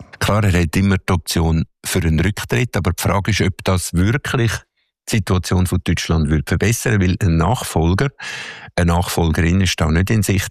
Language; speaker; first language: German; native; German